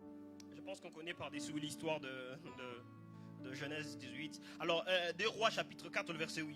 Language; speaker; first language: French; native; French